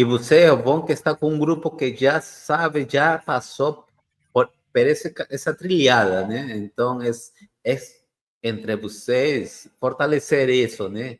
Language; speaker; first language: Portuguese; non-native, fluent; Spanish